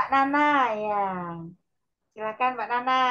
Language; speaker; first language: Indonesian; native; Indonesian